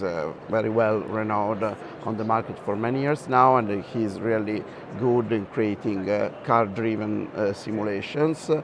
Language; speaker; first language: English; non-native, fluent; Italian